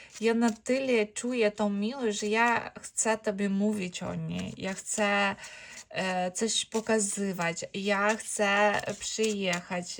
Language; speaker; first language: Polish; non-native, fluent; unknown